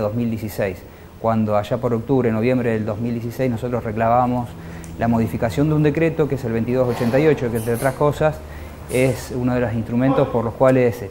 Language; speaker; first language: Spanish; native; Spanish